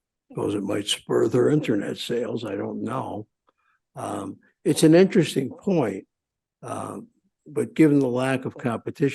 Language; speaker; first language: English; native; English